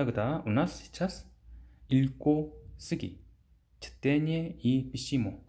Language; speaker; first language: Russian; non-native, learner; Korean